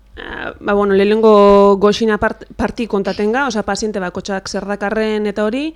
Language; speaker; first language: Basque; native; Basque